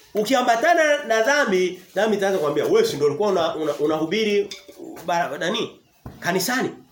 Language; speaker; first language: Swahili; native; Swahili